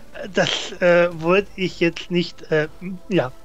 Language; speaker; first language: German; native; German